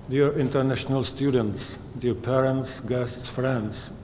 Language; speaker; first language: English; non-native, fluent; Czech